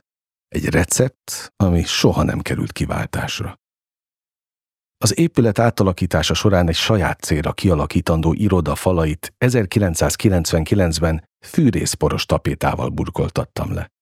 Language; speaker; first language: Hungarian; native; Hungarian